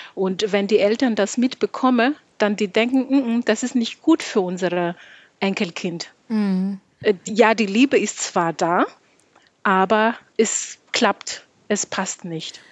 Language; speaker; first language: German; non-native, fluent; Malagasy